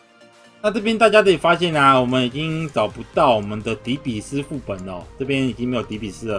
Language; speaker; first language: Chinese; native; Chinese